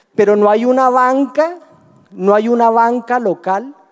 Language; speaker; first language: Spanish; native; Spanish